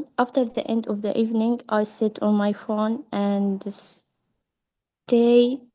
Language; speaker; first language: English; non-native, learner; Arabic